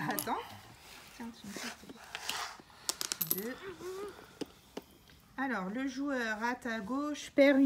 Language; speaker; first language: French; native; French